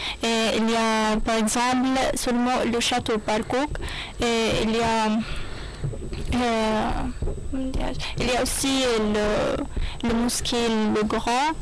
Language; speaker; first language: French; non-native, learner; Arabic